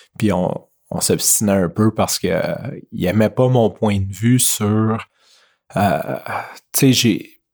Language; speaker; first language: French; native; French